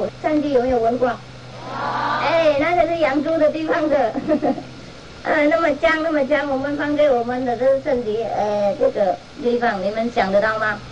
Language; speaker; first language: Chinese; non-native, fluent; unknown